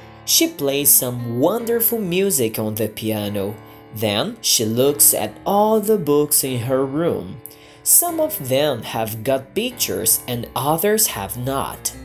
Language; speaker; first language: English; non-native, fluent; Portuguese